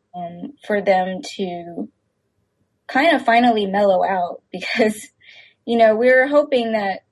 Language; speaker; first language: English; native; English